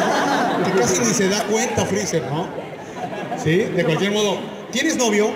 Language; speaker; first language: Spanish; native; Spanish